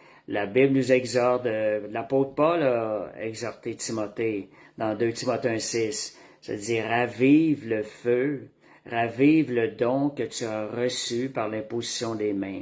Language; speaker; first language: French; native; French